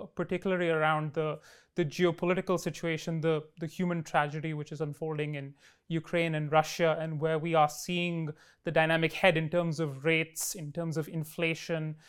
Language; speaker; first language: English; non-native, local second language; Hindi